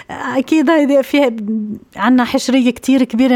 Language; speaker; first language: Arabic; native; Arabic